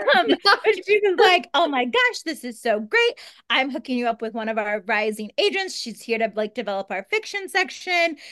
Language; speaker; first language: English; native; English